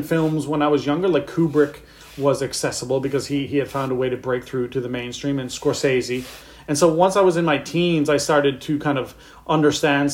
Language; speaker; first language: English; native; English